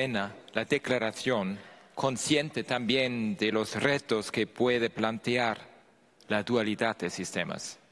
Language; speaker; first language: Spanish; non-native, fluent; German